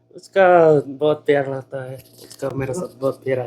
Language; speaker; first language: Hindi; non-native, learner; Bangla